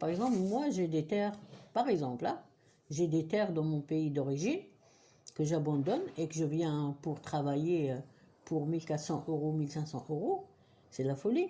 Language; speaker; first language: French; non-native, local second language; Kabyle